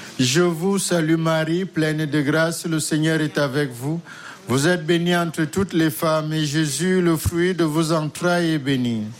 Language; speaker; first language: French; native; French